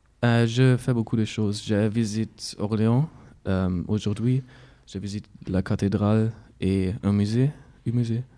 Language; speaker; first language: French; non-native, learner; German